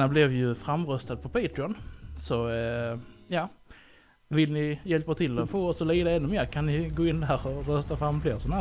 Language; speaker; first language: Swedish; native; Swedish